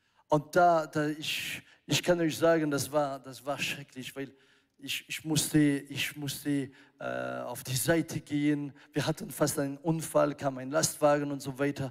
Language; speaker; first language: German; non-native, fluent; French